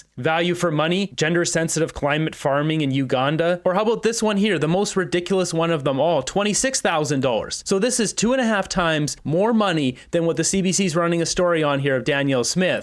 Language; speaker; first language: English; native; English